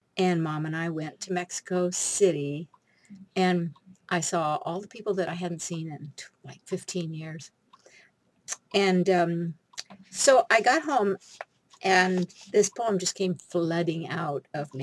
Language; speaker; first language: English; native; English